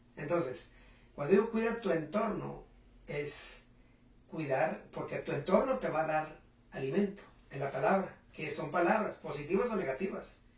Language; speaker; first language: Spanish; non-native, local second language; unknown